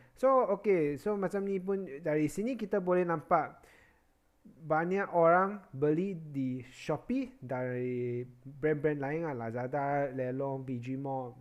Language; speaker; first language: Malay; non-native, local second language; Chinese